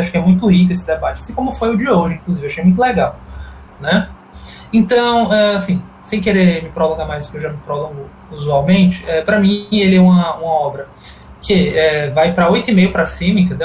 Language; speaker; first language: Portuguese; native; Portuguese